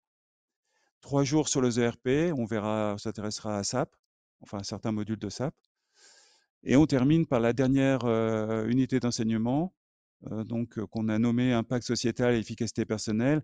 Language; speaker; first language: French; native; French